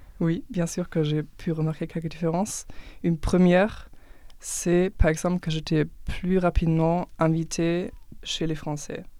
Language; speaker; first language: French; non-native, fluent; German